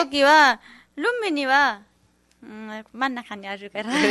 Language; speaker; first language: Japanese; non-native, learner; Nepali